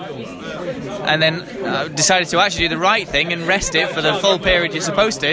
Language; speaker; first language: English; native; English